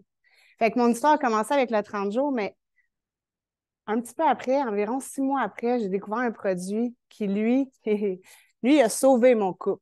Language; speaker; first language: French; native; French